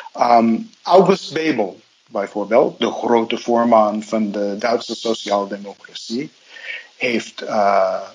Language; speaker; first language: Dutch; non-native, fluent; English